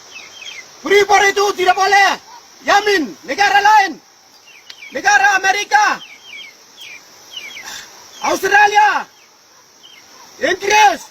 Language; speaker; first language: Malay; non-native, local second language; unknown